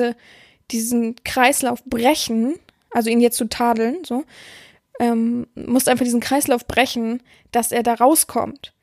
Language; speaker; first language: German; native; German